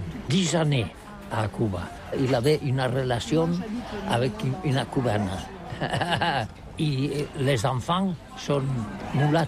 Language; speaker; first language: French; non-native, learner; Catalan